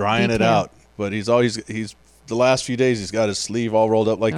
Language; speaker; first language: English; native; English